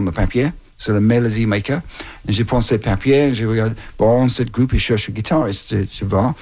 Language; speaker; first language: French; non-native, learner; English